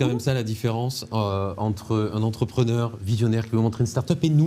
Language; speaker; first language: French; native; French